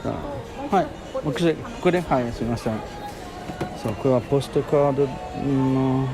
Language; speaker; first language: Japanese; non-native, learner; French